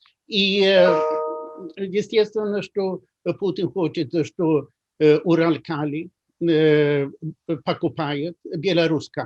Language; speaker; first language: Russian; non-native, fluent; Swedish